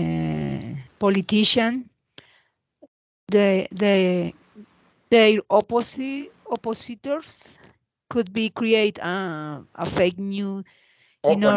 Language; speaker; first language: English; non-native, learner; Spanish